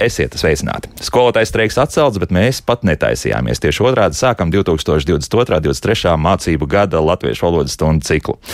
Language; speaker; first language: Latvian; native; Latvian